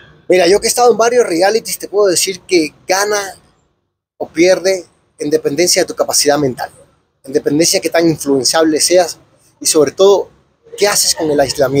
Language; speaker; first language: Spanish; native; Spanish